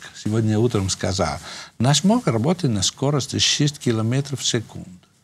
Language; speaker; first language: Russian; non-native, fluent; Italian